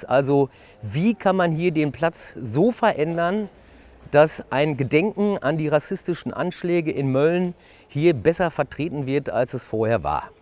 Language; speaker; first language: German; native; German